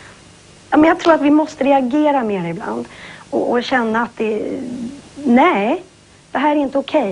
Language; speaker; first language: Swedish; native; Swedish